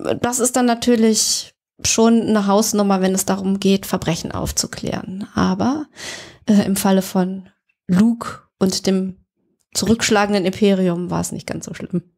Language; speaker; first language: German; native; German